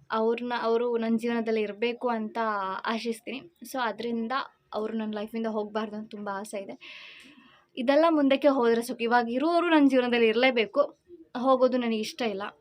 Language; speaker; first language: Kannada; non-native, local second language; Malayalam